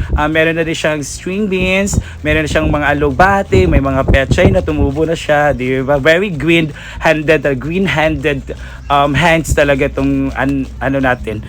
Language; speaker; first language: Filipino; non-native, local second language; Cebuano